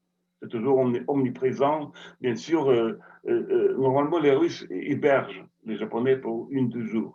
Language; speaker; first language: French; non-native, fluent; Russian